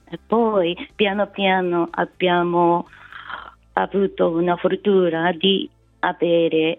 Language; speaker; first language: Italian; non-native, fluent; Japanese